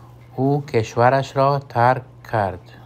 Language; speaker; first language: Persian; non-native, fluent; Urdu